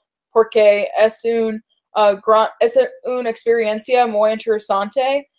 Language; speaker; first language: Spanish; non-native, learner; English